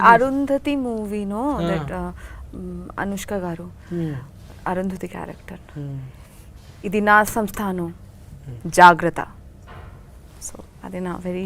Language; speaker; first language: Telugu; non-native, learner; Bangla